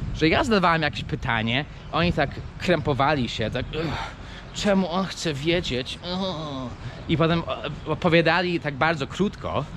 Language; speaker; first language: Polish; non-native, fluent; English